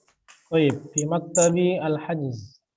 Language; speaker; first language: Arabic; non-native, fluent; Indonesian